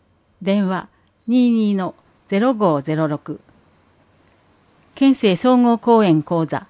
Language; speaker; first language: Japanese; native; Japanese